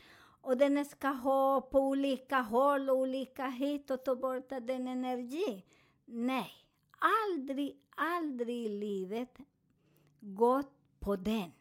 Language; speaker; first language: Swedish; non-native, fluent; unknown